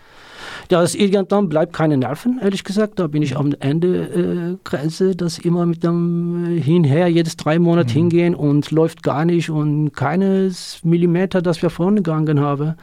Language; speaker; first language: German; non-native, learner; Kurdish